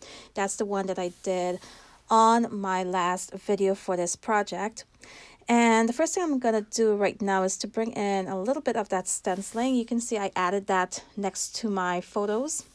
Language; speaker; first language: English; native; English